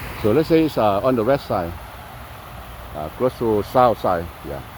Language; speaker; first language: English; non-native, learner; Lao